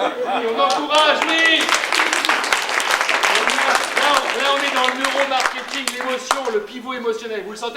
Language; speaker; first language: French; native; French